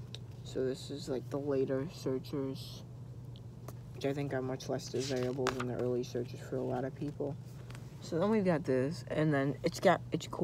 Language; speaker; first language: English; native; English